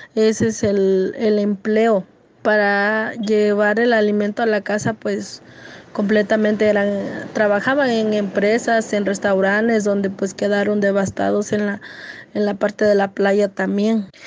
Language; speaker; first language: Spanish; native; Spanish